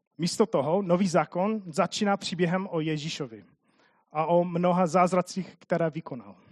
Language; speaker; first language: Czech; non-native, fluent; English